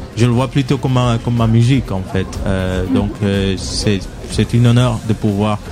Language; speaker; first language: French; non-native, local second language; Mandingo